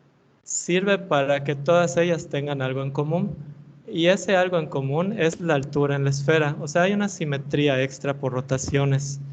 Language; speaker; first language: Spanish; native; Spanish